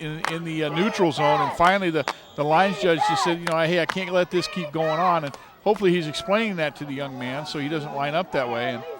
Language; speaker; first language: English; native; English